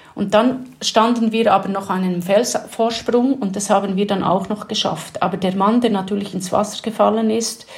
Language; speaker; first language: German; native; German